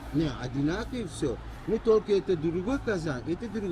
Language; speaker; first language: Russian; non-native, learner; Uzbek